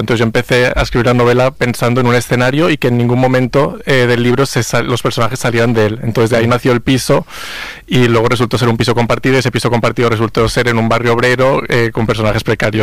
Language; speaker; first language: Spanish; native; Spanish